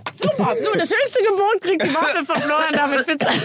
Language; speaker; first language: German; native; German